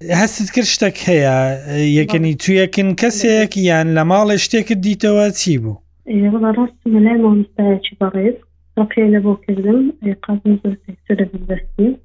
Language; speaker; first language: Central Kurdish; native; Central Kurdish